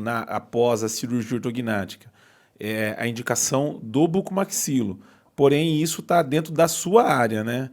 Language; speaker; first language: Portuguese; native; Portuguese